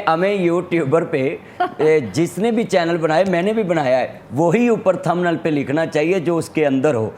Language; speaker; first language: Urdu; non-native, local second language; Punjabi